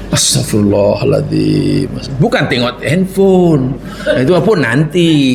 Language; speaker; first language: Malay; native; Malay